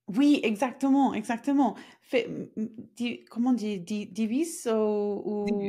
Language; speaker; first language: French; non-native, fluent; Spanish